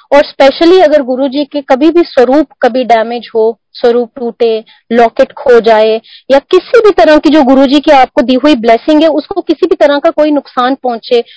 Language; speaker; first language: Hindi; non-native, local second language; Punjabi